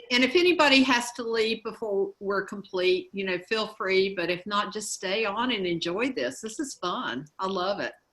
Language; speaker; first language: English; native; English